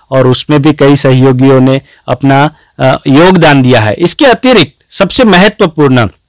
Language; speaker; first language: Hindi; non-native, local second language; Gujarati